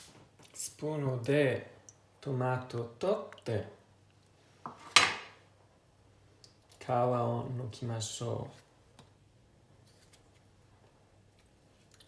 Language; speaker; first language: Japanese; non-native, learner; Italian